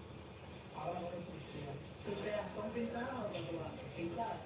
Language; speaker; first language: Spanish; native; Spanish